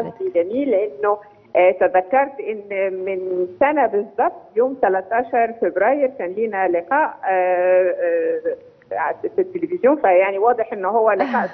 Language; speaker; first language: Arabic; native; Arabic